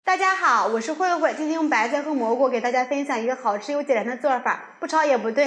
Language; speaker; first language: Chinese; native; Chinese